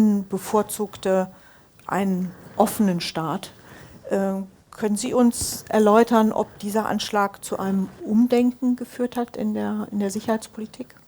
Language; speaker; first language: German; native; German